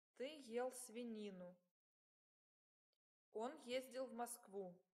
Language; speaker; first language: Russian; non-native, learner; English